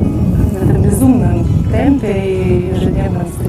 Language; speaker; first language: Russian; native; Russian